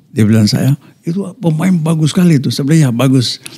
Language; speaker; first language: Indonesian; native; Indonesian